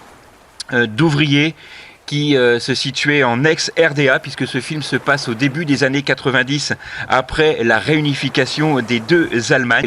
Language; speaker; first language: French; native; French